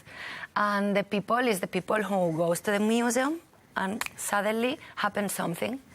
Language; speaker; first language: English; non-native, learner; Catalan